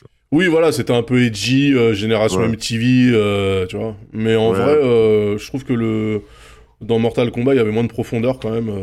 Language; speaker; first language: French; native; French